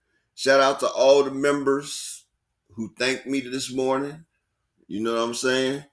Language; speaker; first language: English; native; English